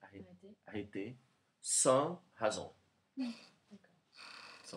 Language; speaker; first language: French; non-native, learner; Portuguese